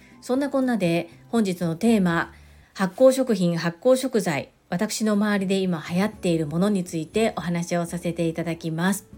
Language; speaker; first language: Japanese; native; Japanese